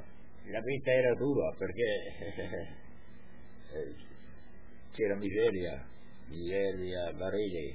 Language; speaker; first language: Italian; non-native, local second language; Friulian